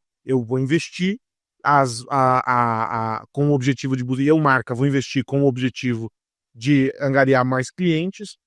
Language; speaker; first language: Portuguese; native; Portuguese